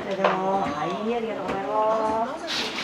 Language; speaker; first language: Japanese; native; Japanese